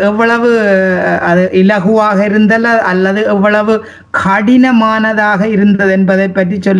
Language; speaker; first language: Tamil; native; Tamil